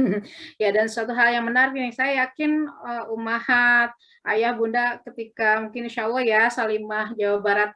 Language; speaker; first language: Indonesian; native; Indonesian